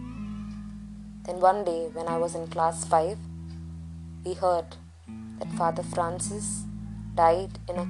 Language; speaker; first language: English; non-native, local second language; Malayalam